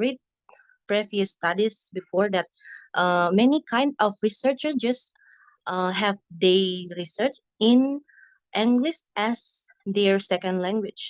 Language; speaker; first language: English; non-native, learner; Indonesian